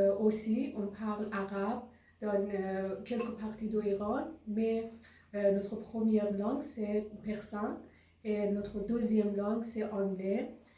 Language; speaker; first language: French; non-native, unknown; Persian